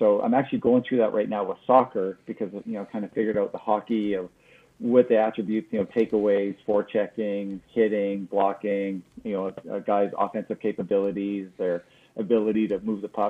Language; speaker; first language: English; native; English